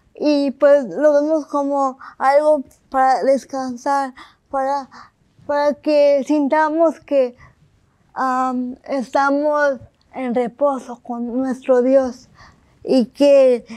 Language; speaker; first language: Spanish; early bilingual, heritage; Spanish